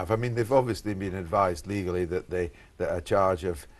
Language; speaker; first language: English; native; English